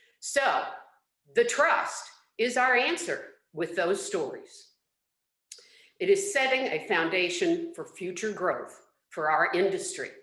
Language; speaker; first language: English; native; English